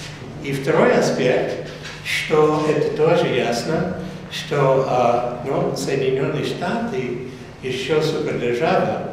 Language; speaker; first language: Russian; non-native, fluent; English